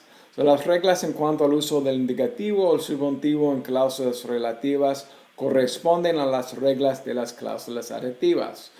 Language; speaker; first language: Spanish; non-native, fluent; English